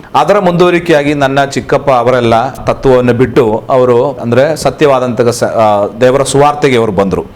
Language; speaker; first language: Kannada; non-native, local second language; Malayalam